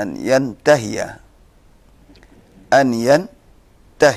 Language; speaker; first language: Arabic; non-native, fluent; Indonesian